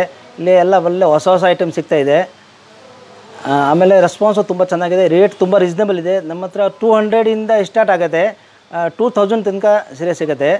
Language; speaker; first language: Kannada; non-native, local second language; Hindi